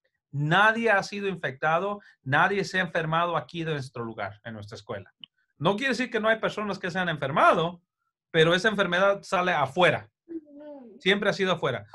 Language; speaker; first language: Spanish; early bilingual, heritage; Spanish